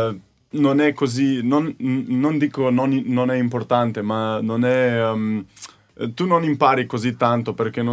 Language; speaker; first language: Italian; non-native, learner; Slovenian